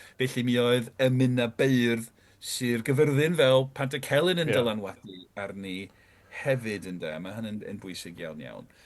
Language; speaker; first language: Welsh; non-native, fluent; English